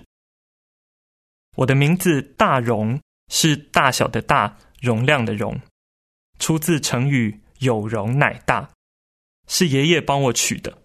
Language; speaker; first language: Chinese; native; Chinese